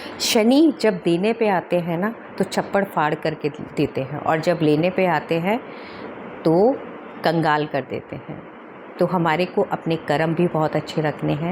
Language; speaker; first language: Hindi; native; Hindi